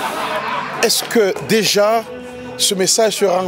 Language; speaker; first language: French; non-native, local second language; Haitian Creole